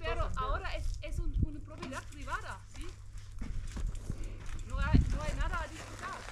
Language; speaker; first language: Spanish; non-native, fluent; French